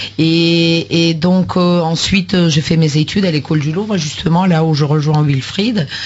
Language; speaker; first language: French; non-native, fluent; Russian